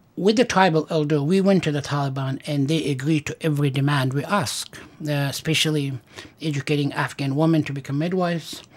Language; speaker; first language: English; non-native, fluent; Pashto